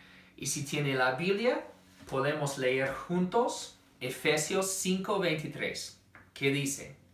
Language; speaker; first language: Spanish; non-native, fluent; English